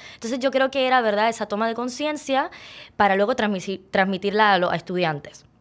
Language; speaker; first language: Spanish; native; Spanish